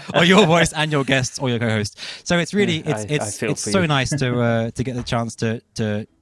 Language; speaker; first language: English; native; English